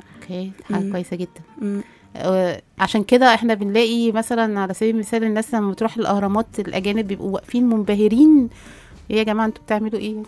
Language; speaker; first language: Arabic; native; Arabic